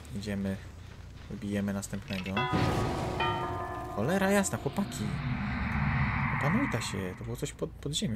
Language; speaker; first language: Polish; native; Polish